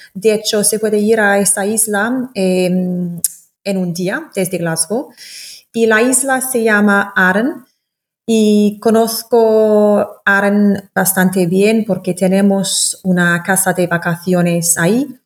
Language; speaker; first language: Spanish; non-native, fluent; English